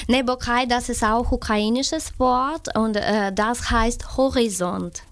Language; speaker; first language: German; non-native, fluent; Ukrainian